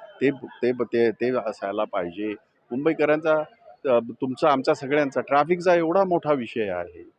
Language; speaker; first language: Marathi; native; Marathi